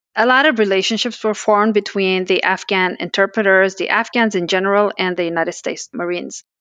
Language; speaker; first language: English; early bilingual, other home language; Pashto